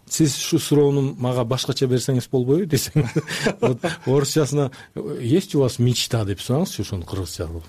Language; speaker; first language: Kyrgyz; non-native, local second language; Uzbek